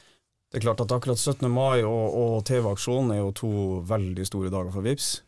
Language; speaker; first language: Norwegian; native; Norwegian